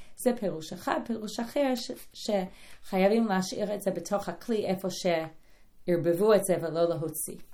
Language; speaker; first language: Hebrew; non-native, fluent; English